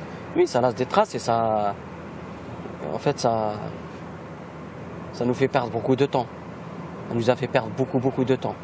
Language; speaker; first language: French; non-native, local second language; Kabyle